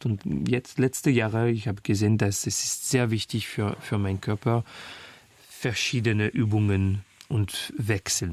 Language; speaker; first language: German; non-native, fluent; French